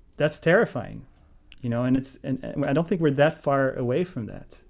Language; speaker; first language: English; non-native, fluent; Dutch